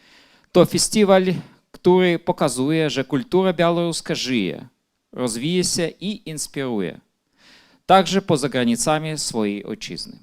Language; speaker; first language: Polish; non-native, fluent; Belarusian